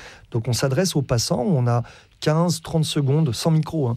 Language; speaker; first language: French; native; French